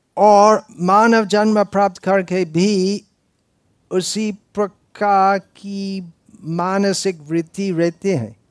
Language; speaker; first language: Hindi; non-native, fluent; English